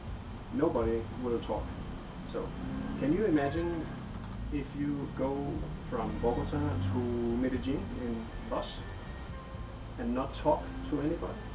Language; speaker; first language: English; non-native, fluent; Danish